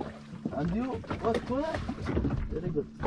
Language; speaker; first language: English; non-native, learner; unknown